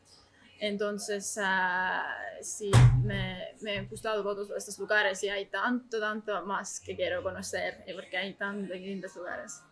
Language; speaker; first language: Spanish; non-native, learner; Estonian